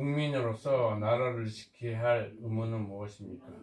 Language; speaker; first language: Korean; native; Korean